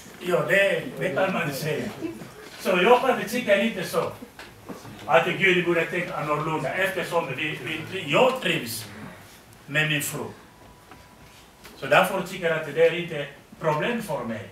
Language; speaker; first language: Swedish; non-native, fluent; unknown